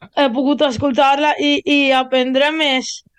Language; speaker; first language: Catalan; non-native, learner; Italian